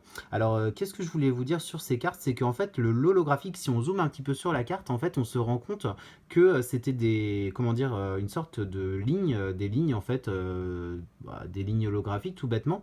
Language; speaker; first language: French; native; French